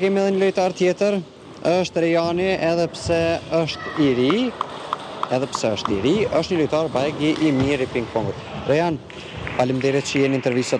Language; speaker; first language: Albanian; native; Albanian